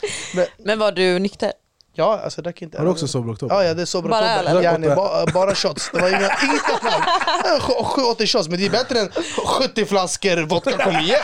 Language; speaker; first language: Swedish; native; Swedish